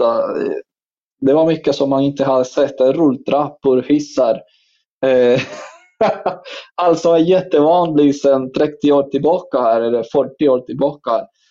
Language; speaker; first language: Swedish; non-native, fluent; Spanish